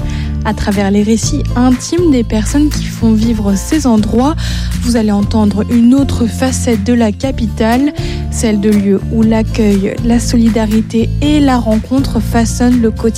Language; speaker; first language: French; native; French